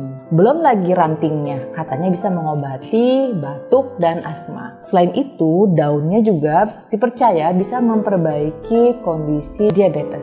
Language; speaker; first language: Indonesian; native; Indonesian